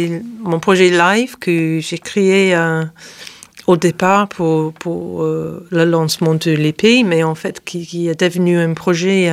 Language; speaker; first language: French; non-native, fluent; English